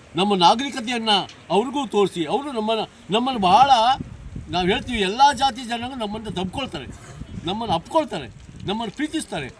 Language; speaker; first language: Kannada; non-native, local second language; Lambadi